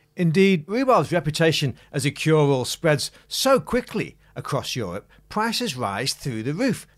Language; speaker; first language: English; native; English